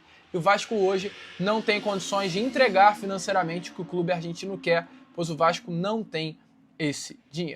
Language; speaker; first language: Portuguese; native; Portuguese